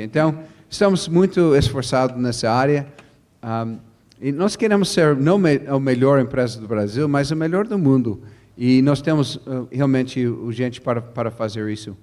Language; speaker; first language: Portuguese; non-native, fluent; English